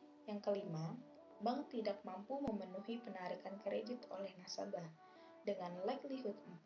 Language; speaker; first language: Indonesian; native; Indonesian